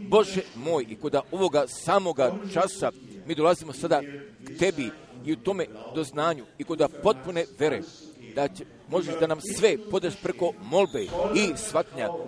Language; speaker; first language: Croatian; early bilingual, heritage; Croatian